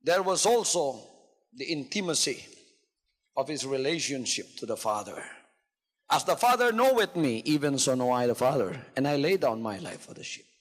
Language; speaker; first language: English; non-native, local second language; Filipino